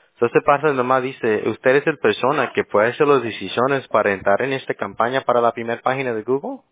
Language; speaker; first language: Spanish; early bilingual, heritage; English